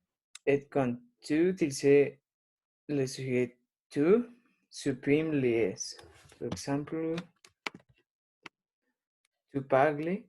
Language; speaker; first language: French; non-native, learner; Spanish